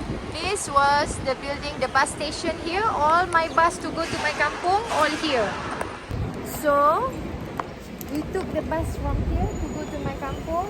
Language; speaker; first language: English; non-native, local second language; Malay